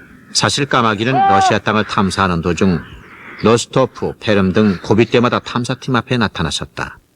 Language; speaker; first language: Korean; native; Korean